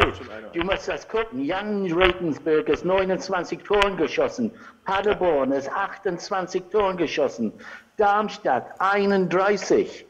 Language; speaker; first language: German; non-native, fluent; English